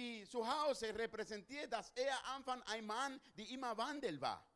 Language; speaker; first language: German; non-native, learner; Spanish